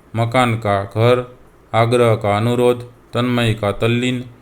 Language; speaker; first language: Hindi; non-native, local second language; Gujarati